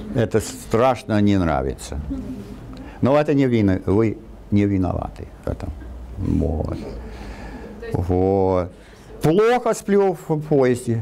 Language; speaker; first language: Russian; non-native, fluent; English